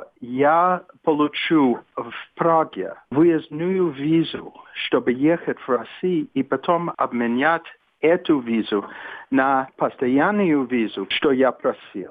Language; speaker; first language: Russian; non-native, fluent; English